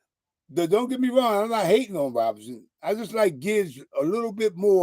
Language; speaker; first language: English; native; English